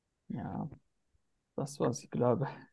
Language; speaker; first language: German; non-native, learner; Turkish